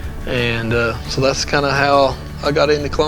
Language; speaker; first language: English; native; English